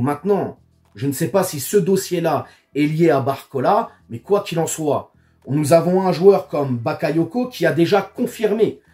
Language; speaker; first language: French; native; French